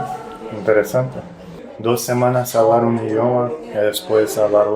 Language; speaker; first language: Spanish; non-native, learner; Portuguese